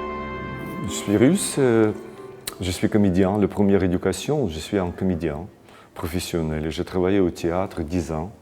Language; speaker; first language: French; non-native, fluent; Russian